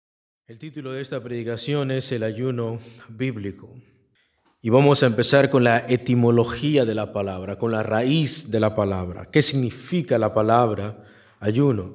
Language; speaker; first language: Spanish; native; Spanish